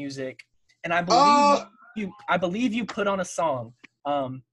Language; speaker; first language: English; native; English